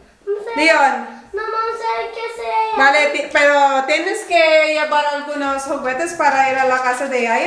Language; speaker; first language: Spanish; non-native, fluent; Filipino